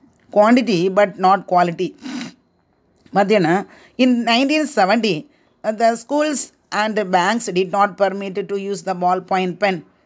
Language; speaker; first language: English; non-native, local second language; Tamil